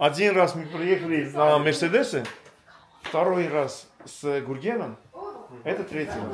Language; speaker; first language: Russian; non-native, fluent; Armenian